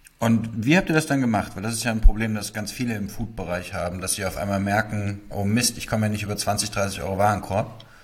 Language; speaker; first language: German; native; German